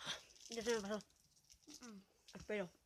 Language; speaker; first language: Spanish; native; Spanish